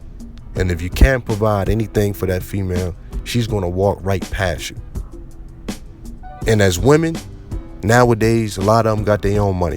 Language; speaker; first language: English; native; English